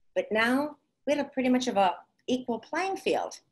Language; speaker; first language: English; native; English